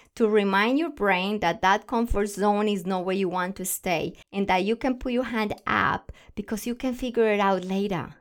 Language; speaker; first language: English; non-native, fluent; Spanish